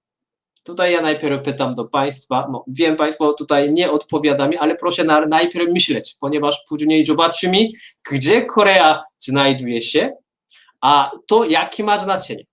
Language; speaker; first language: Polish; non-native, fluent; Korean